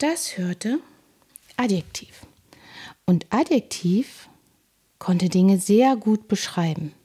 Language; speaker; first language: German; native; German